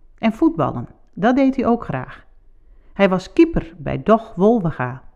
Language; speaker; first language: Dutch; non-native, local second language; Western Frisian